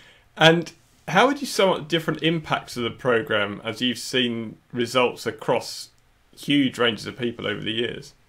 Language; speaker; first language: English; native; English